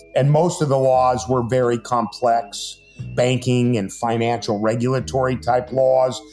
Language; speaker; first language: English; native; English